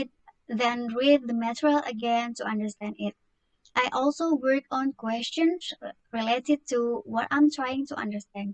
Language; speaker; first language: English; non-native, learner; Indonesian